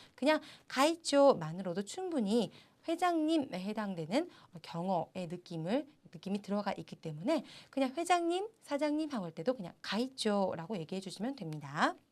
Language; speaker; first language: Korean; native; Korean